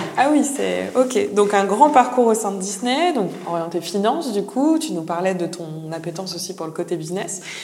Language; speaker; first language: French; native; French